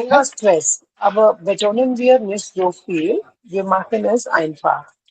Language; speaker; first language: German; non-native, learner; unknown